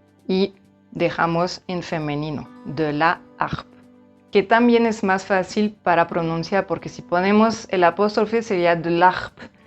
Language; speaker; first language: Spanish; non-native, fluent; French